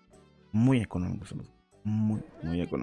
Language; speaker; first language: Spanish; native; Spanish